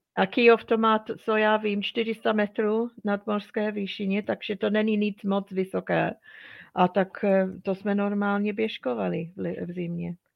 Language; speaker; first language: Czech; non-native, fluent; English